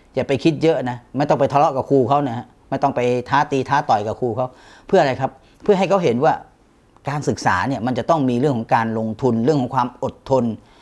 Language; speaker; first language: Thai; native; Thai